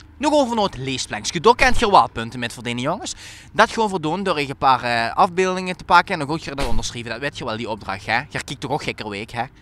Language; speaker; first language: Dutch; native; Dutch